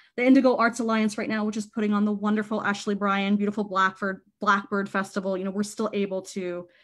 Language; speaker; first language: English; native; English